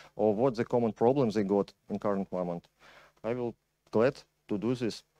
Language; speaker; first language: English; non-native, fluent; Ukrainian